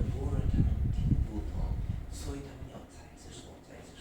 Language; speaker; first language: Chinese; non-native, learner; English